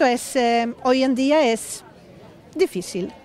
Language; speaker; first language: Spanish; non-native, fluent; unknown